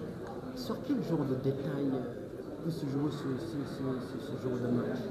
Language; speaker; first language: French; non-native, local second language; Arabic